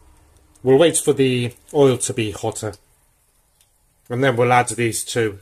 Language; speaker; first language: English; native; English